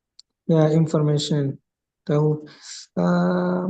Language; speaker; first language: Indonesian; non-native, learner; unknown